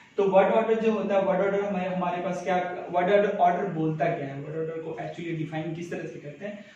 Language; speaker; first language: Hindi; native; Hindi